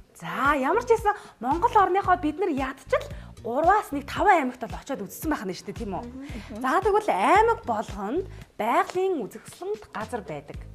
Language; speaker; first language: Mongolian; native; Mongolian